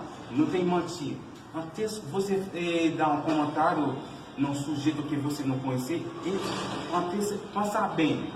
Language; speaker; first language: Portuguese; non-native, learner; Haitian Creole